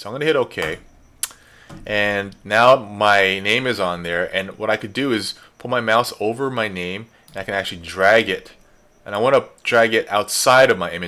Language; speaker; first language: English; native; English